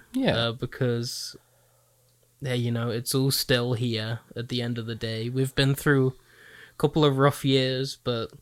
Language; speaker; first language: English; native; English